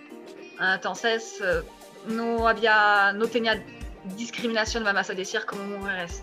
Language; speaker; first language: Spanish; non-native, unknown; French